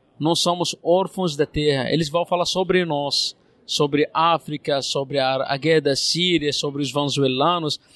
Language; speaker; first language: Portuguese; non-native, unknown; Arabic